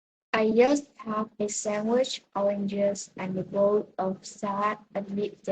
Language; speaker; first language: English; non-native, learner; Vietnamese